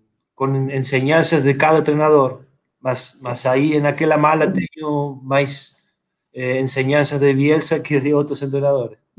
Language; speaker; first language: Portuguese; non-native, fluent; Spanish